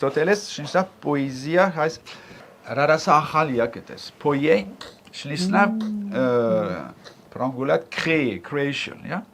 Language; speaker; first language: Georgian; non-native, learner; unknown